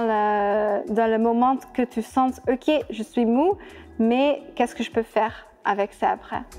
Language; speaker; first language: French; non-native, fluent; Dutch